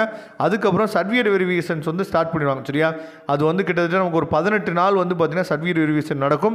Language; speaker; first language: Tamil; native; Tamil